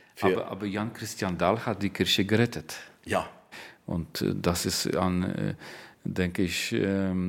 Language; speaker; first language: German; non-native, learner; Polish